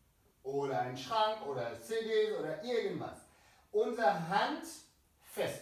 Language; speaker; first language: German; non-native, fluent; French